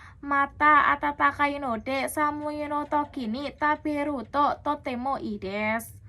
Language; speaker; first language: Japanese; non-native, learner; Indonesian